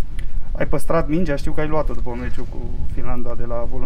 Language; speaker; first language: Romanian; native; Romanian